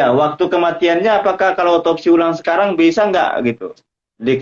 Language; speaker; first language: Indonesian; native; Indonesian